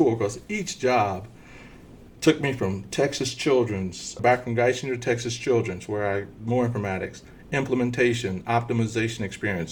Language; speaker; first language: English; native; English